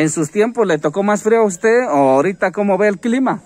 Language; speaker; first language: Spanish; native; Spanish